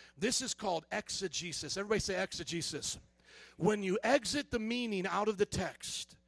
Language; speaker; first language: English; native; English